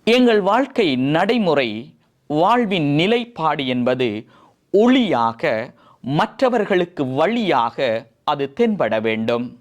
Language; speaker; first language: Tamil; native; Tamil